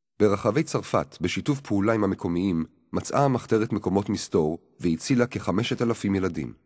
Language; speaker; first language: Hebrew; native; Hebrew